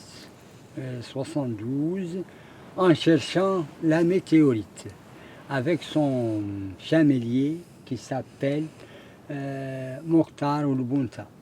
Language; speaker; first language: French; non-native, learner; Arabic